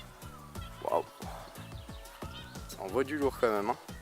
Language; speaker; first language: French; native; French